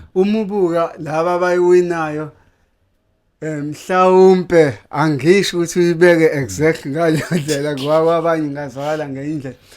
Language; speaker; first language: Zulu; native; Zulu